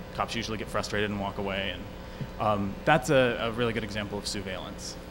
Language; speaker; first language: English; native; English